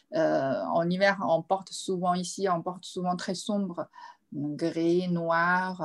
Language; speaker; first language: French; non-native, fluent; Chinese